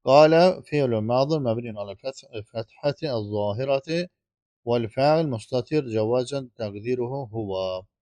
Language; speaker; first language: Arabic; non-native, fluent; Azerbaijani